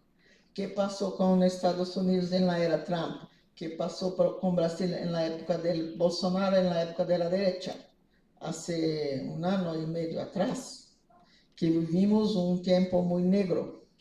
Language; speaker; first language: Spanish; non-native, fluent; Portuguese